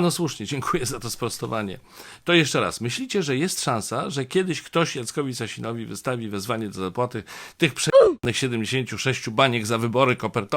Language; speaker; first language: Polish; native; Polish